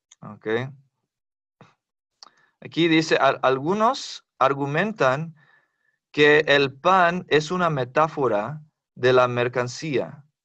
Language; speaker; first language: Spanish; non-native, fluent; English